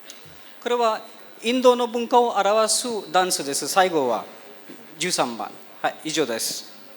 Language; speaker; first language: Japanese; non-native, fluent; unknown